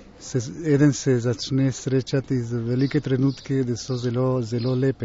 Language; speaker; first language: Slovenian; early bilingual, heritage; Slovenian